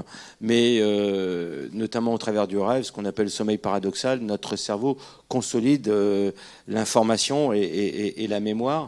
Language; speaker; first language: French; native; French